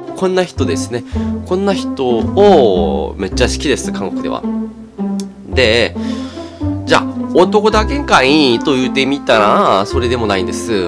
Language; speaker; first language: Japanese; non-native, fluent; Korean